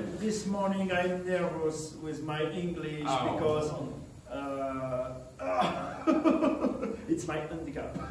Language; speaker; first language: English; non-native, learner; French